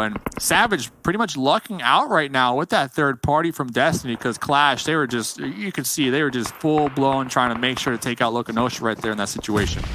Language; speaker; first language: English; native; English